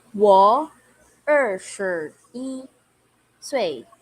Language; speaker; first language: Chinese; non-native, learner; Filipino